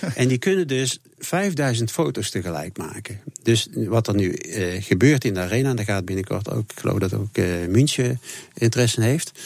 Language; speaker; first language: Dutch; native; Dutch